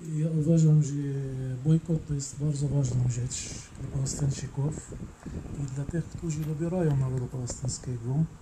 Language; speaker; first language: Polish; non-native, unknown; Arabic